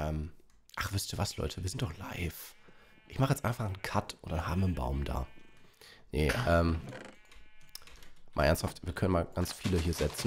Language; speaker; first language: German; native; German